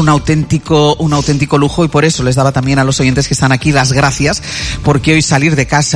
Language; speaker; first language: Spanish; native; Spanish